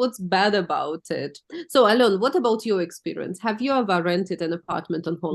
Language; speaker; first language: English; non-native, fluent; Russian